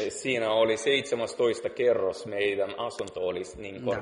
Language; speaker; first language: Finnish; non-native, learner; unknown